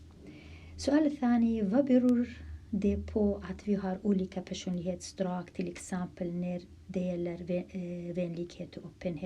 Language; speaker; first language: Swedish; non-native, fluent; Arabic